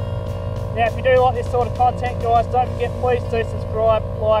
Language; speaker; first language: English; native; English